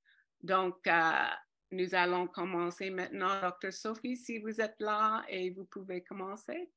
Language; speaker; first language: French; non-native, fluent; English